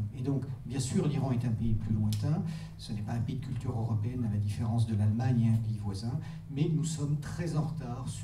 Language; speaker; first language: French; native; French